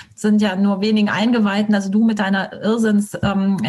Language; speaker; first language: German; native; German